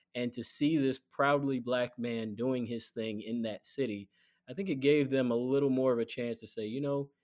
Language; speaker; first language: English; native; English